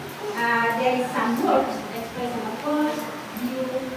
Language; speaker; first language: English; non-native, learner; Indonesian